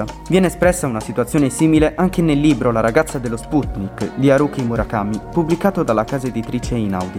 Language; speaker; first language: Italian; native; Italian